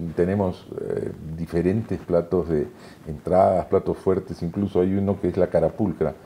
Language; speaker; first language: Spanish; native; Spanish